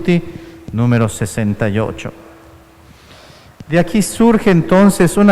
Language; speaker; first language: Spanish; native; Spanish